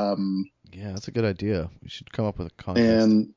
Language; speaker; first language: English; native; English